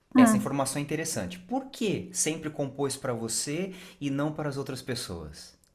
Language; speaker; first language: Portuguese; native; Portuguese